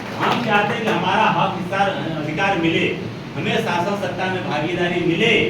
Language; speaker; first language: Hindi; native; Hindi